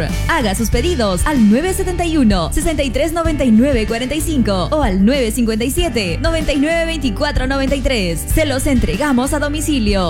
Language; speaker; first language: Spanish; native; Spanish